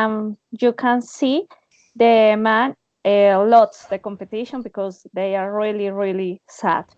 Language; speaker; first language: English; non-native, learner; Spanish